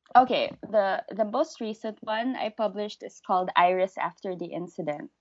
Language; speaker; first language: English; native; English